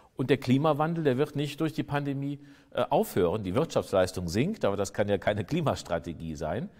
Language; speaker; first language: German; native; German